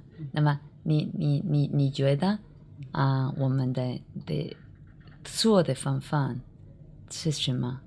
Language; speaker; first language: Chinese; non-native, learner; Spanish